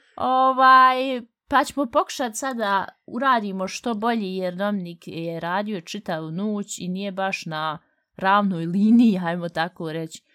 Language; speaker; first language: Bosnian; early bilingual, heritage; Bosnian